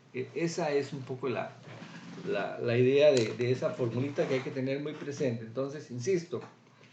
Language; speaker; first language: Spanish; native; Spanish